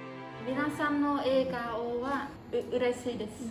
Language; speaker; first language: Japanese; non-native, learner; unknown